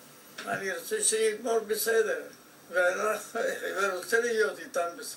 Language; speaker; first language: Hebrew; non-native, fluent; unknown